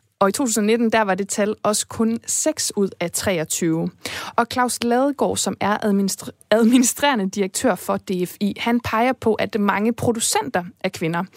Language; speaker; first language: Danish; native; Danish